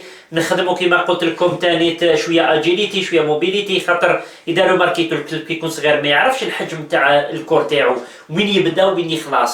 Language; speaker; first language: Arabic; native; Arabic